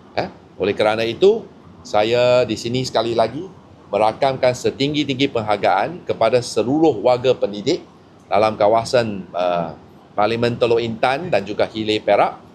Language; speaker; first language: Malay; non-native, local second language; Chinese